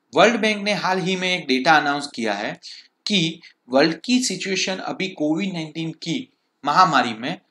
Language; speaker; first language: Hindi; non-native, local second language; Gujarati